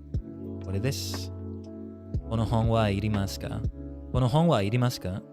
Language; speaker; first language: Japanese; non-native, learner; English